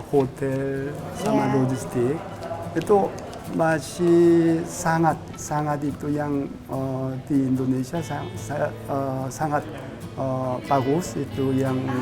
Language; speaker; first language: Indonesian; non-native, learner; Korean